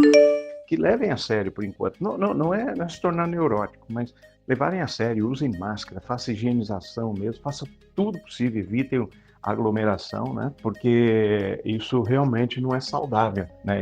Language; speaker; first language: Portuguese; native; Portuguese